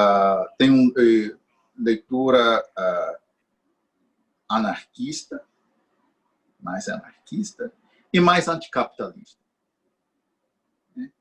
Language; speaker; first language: Portuguese; non-native, fluent; English